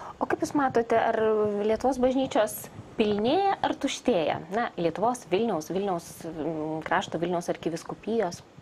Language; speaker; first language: Lithuanian; native; Lithuanian